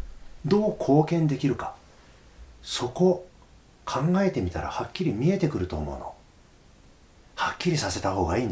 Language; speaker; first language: Japanese; native; Japanese